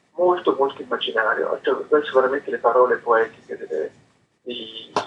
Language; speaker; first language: Italian; native; Italian